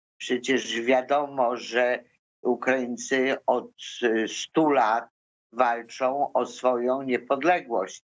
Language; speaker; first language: Polish; native; Polish